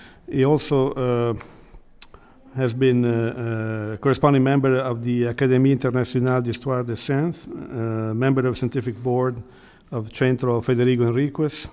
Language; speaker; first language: English; non-native, fluent; Italian